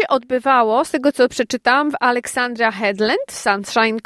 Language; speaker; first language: Polish; native; Polish